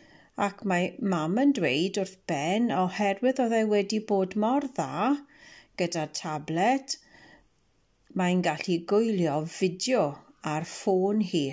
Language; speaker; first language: Welsh; non-native, local second language; English